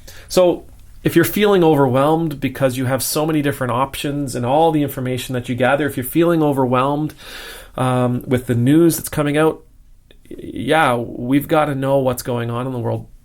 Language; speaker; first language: English; native; English